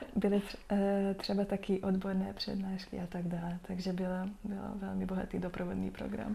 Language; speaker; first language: Czech; non-native, fluent; Hungarian